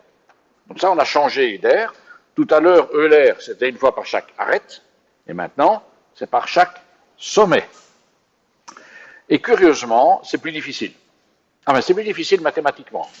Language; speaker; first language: French; native; French